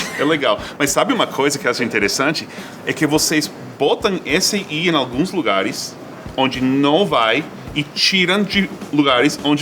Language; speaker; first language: Portuguese; non-native, fluent; English